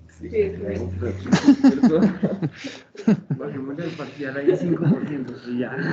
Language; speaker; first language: Spanish; native; Spanish